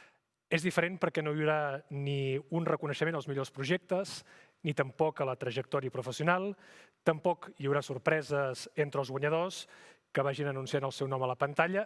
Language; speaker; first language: Catalan; native; Catalan